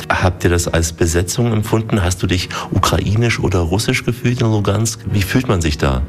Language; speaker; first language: German; native; German